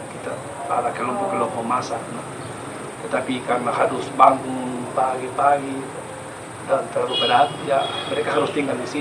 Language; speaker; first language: Indonesian; non-native, fluent; Spanish